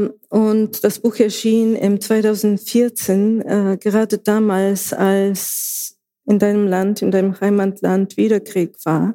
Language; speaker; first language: German; non-native, fluent; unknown